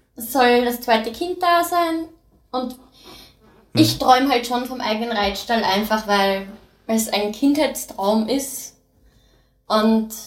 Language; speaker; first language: German; native; German